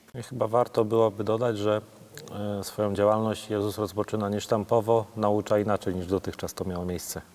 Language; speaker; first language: Polish; native; Polish